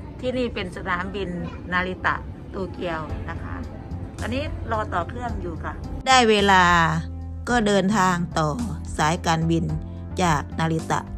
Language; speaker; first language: Thai; native; Thai